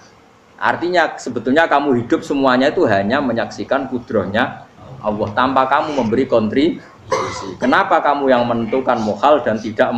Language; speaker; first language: Indonesian; non-native, local second language; Javanese